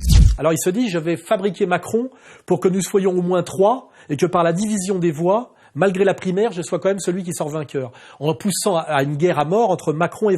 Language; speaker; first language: French; native; French